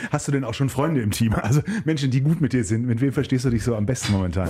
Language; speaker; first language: German; native; German